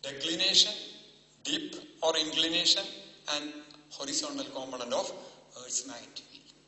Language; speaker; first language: English; non-native, local second language; Malayalam